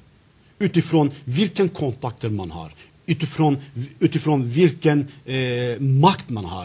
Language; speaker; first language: Swedish; non-native, fluent; Zaza